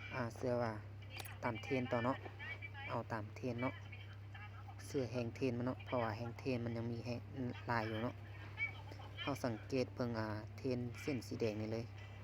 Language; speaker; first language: Thai; native; Thai